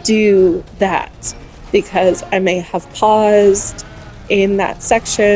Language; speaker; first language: English; native; English